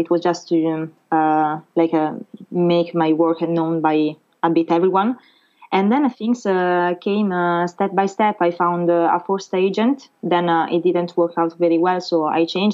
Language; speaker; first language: English; non-native, fluent; Italian